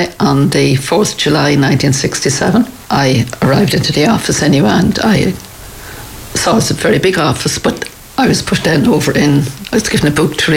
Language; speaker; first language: English; native; English